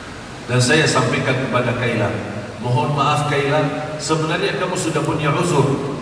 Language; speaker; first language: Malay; non-native, fluent; Arabic